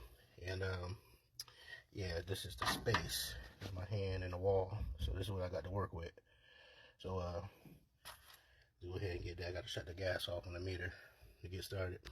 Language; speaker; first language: English; native; English